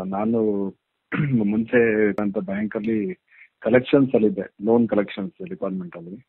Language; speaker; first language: Kannada; native; Kannada